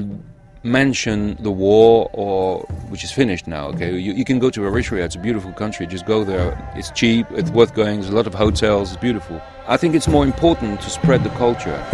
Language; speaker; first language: English; non-native, fluent; French